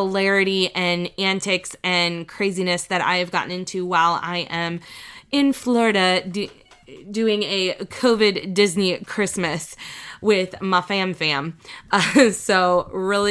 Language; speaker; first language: English; native; English